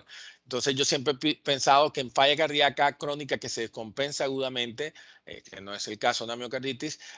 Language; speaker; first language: Spanish; native; Spanish